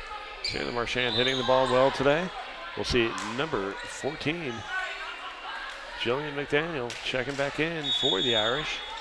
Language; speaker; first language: English; native; English